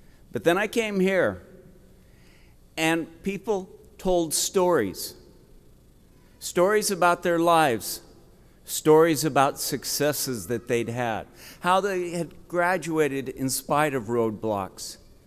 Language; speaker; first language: English; native; English